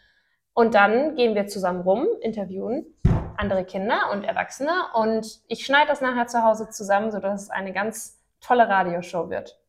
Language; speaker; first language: German; native; German